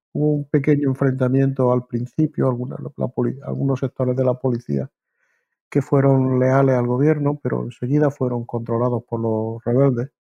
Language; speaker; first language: Spanish; native; Spanish